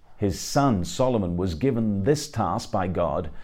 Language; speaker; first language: English; native; English